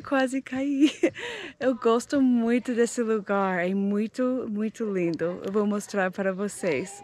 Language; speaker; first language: Portuguese; non-native, learner; English